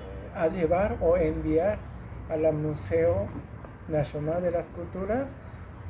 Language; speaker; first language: Spanish; non-native, learner; Japanese